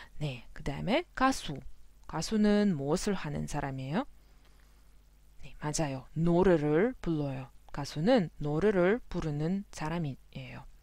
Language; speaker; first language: Korean; non-native, fluent; Russian